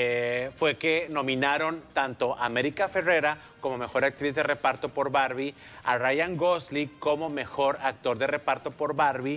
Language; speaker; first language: Spanish; native; Spanish